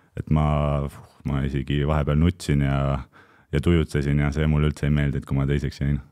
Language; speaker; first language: Estonian; native; Estonian